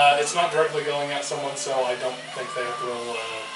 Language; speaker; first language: English; native; English